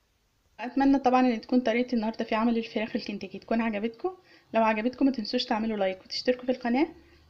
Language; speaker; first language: Arabic; native; Arabic